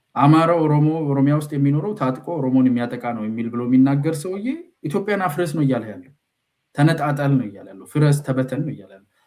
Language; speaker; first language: Amharic; non-native, local second language; Oromo